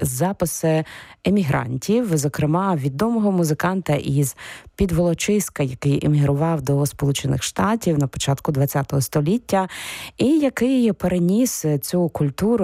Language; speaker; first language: Ukrainian; native; Ukrainian